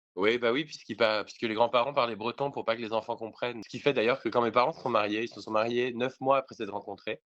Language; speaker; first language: French; native; French